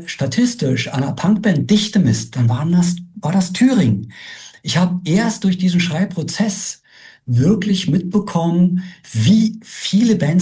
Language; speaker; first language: German; native; German